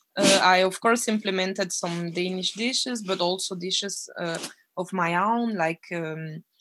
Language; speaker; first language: English; non-native, fluent; French